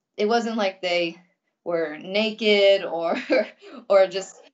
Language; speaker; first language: English; early bilingual, other home language; Russian